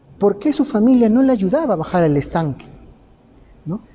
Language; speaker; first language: Spanish; native; Spanish